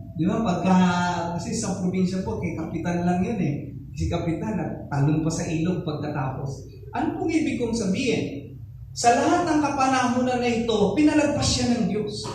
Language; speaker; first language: Filipino; native; Filipino